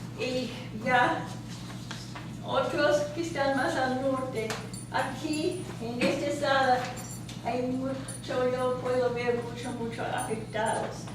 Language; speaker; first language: Spanish; non-native, learner; English